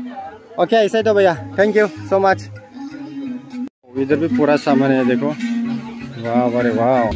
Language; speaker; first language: Hindi; non-native, local second language; Bodo